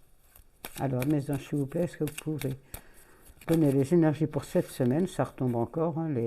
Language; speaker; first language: French; native; French